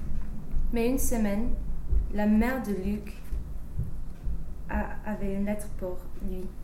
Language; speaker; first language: French; non-native, learner; English